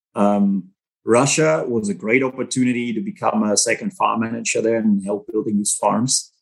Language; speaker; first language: English; non-native, fluent; German